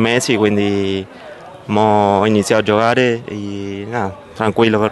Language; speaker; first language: Italian; non-native, learner; Spanish